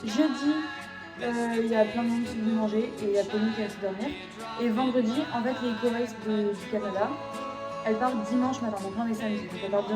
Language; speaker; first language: French; native; French